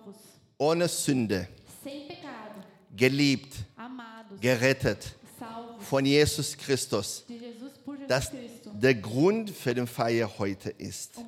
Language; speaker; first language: German; non-native, learner; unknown